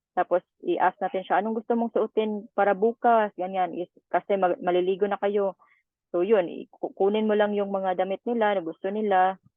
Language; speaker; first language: Filipino; native; Filipino